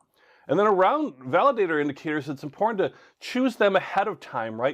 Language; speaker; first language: English; native; English